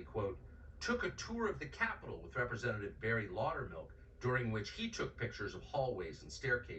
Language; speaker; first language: English; native; English